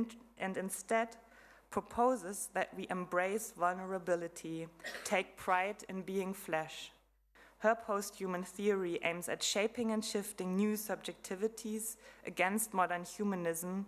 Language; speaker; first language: English; non-native, fluent; German